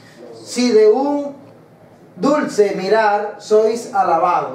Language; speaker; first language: Spanish; native; Spanish